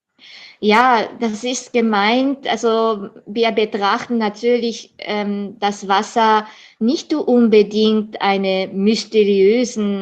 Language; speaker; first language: German; non-native, fluent; Japanese